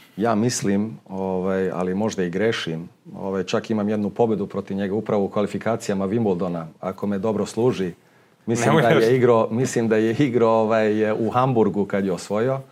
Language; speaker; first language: Serbian; early bilingual, heritage; Serbian